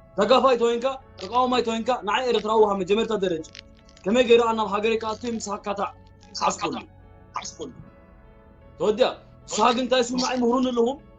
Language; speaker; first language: Tigrinya; native; Tigrinya